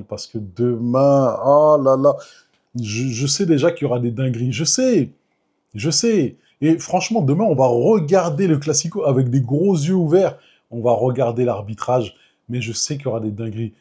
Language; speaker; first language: French; native; French